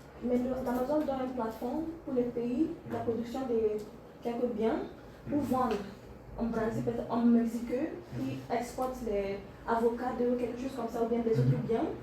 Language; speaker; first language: French; non-native, learner; English